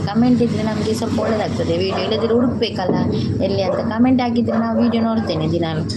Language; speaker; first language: Kannada; non-native, local second language; Tulu